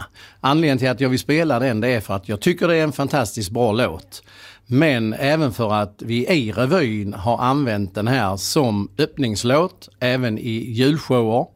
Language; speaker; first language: Swedish; native; Swedish